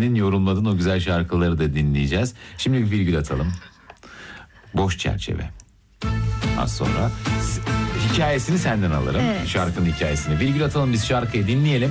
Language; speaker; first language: Turkish; native; Turkish